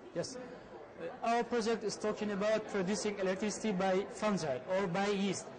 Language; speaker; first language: English; non-native, learner; Arabic